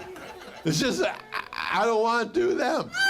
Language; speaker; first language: English; native; English